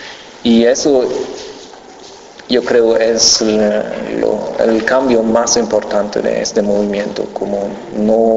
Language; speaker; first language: Spanish; non-native, fluent; German